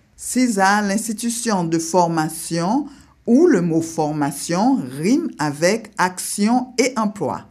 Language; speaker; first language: French; non-native, local second language; Haitian Creole